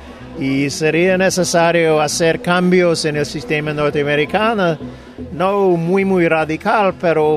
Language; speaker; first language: Spanish; non-native, fluent; English